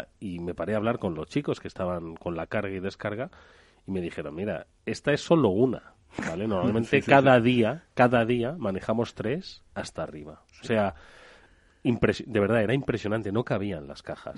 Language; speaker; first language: Spanish; native; Spanish